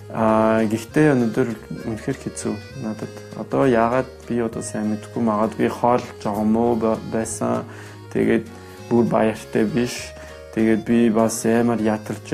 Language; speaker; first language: Mongolian; non-native, learner; French